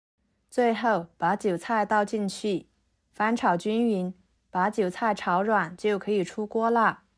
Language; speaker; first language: Chinese; native; Chinese